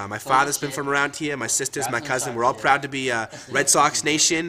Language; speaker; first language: English; native; English